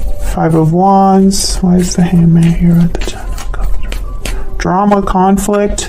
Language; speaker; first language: English; native; English